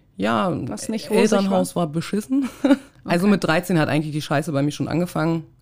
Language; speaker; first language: German; native; German